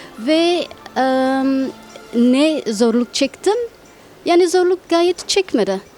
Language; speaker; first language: Turkish; non-native, learner; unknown